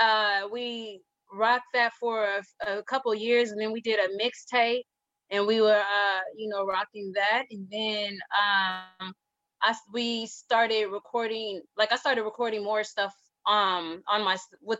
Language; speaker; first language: English; native; English